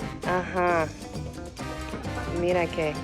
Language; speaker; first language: Spanish; non-native, learner; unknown